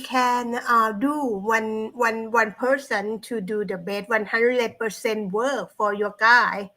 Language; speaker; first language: English; non-native, learner; Thai